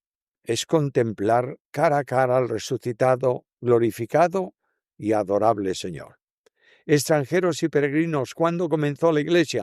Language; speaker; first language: Spanish; native; Spanish